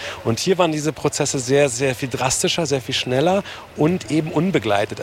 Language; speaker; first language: German; native; German